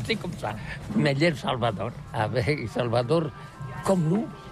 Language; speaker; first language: French; non-native, learner; Catalan